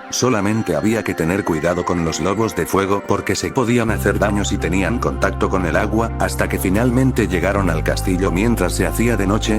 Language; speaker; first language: Spanish; native; Spanish